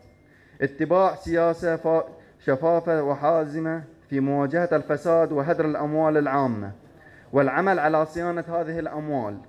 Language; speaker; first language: Arabic; native; Arabic